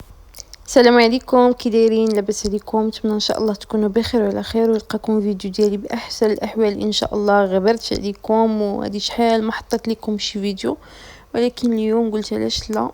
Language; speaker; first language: Arabic; native; Arabic